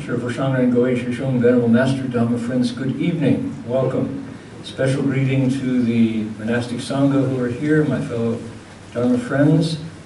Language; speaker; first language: English; native; English